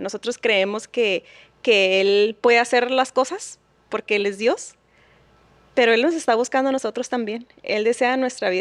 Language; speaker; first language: Spanish; native; Spanish